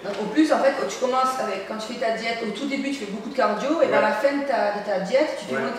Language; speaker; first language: French; native; French